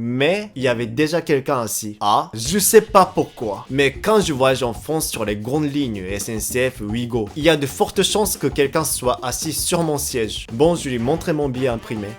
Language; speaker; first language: French; non-native, fluent; Japanese